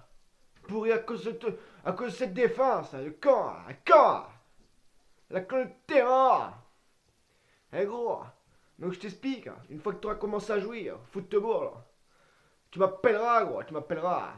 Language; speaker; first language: French; native; French